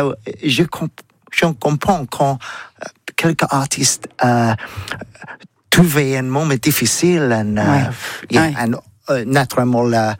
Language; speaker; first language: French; non-native, learner; English